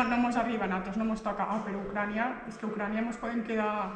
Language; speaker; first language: Catalan; native; Catalan